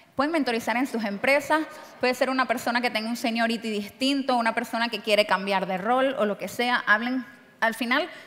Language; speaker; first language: Spanish; native; Spanish